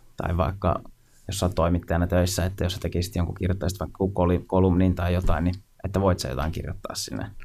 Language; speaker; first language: Finnish; native; Finnish